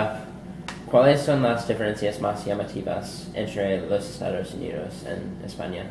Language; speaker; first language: Spanish; non-native, learner; English